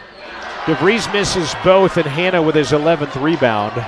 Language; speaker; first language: English; native; English